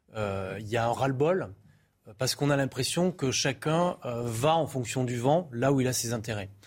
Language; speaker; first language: French; native; French